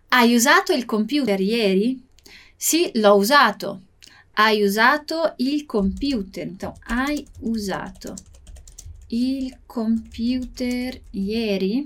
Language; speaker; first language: Italian; non-native, fluent; Portuguese